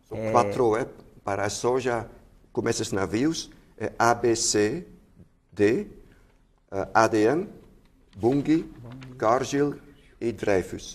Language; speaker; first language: Portuguese; non-native, fluent; Dutch